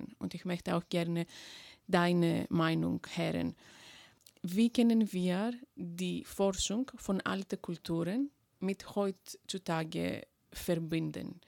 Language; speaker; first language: German; non-native, fluent; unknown